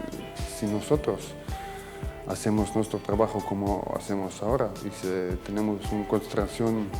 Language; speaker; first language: Spanish; non-native, fluent; Croatian